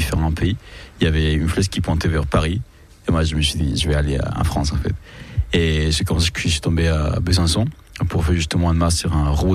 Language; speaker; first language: French; non-native, fluent; Spanish